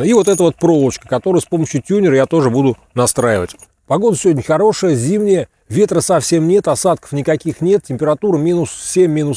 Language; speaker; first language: Russian; native; Russian